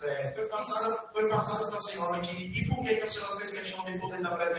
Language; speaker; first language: Portuguese; native; Portuguese